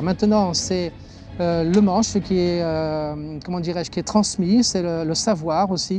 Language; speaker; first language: French; native; French